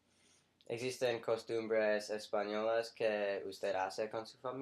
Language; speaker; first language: Spanish; non-native, learner; English